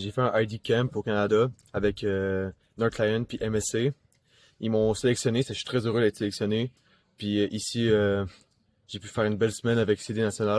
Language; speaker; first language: French; native; French